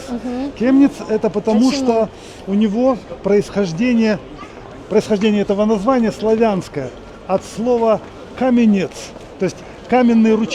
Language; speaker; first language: Russian; native; Russian